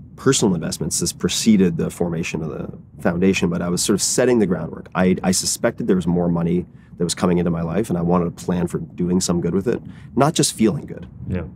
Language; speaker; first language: English; native; English